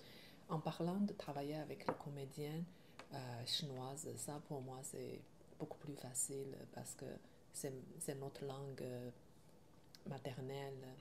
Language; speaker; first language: French; non-native, learner; Chinese